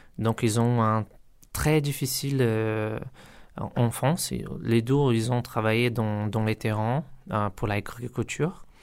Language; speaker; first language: French; non-native, learner; Portuguese